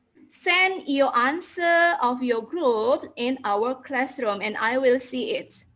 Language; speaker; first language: English; non-native, learner; Indonesian